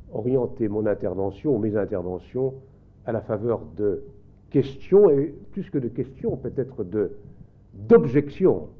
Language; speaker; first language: French; native; French